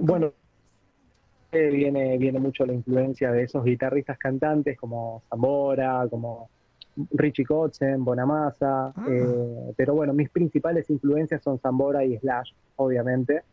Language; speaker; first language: Spanish; native; Spanish